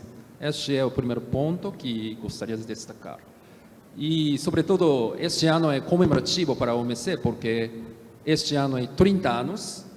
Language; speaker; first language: Portuguese; non-native, fluent; Japanese